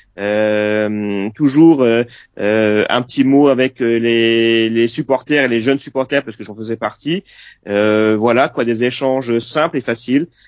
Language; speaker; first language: French; native; French